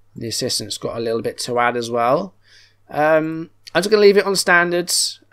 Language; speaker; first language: English; native; English